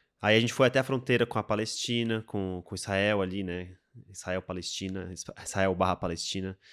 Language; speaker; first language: Portuguese; native; Portuguese